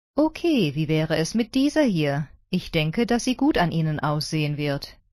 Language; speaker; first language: German; native; German